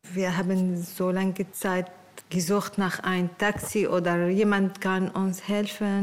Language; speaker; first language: German; non-native, learner; Arabic